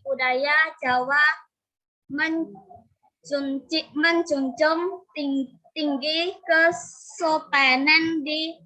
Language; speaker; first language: Indonesian; non-native, learner; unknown